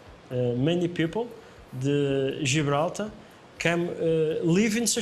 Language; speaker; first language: English; non-native, learner; Portuguese